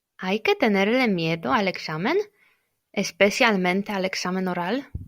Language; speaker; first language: Spanish; non-native, fluent; Polish